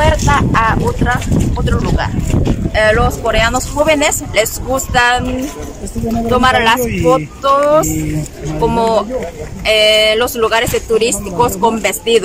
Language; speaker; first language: Spanish; non-native, learner; Korean